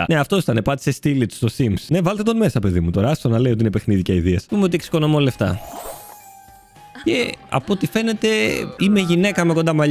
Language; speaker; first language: Greek; native; Greek